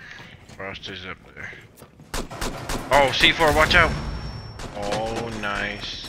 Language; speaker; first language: English; native; English